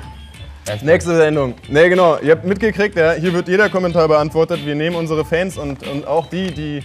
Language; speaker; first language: German; native; German